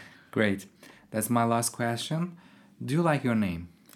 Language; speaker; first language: English; non-native, fluent; Turkish